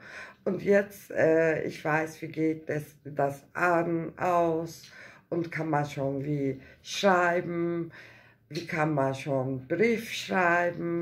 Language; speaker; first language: German; non-native, learner; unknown